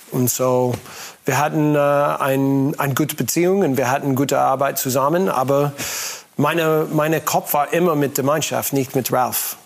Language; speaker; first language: German; non-native, learner; English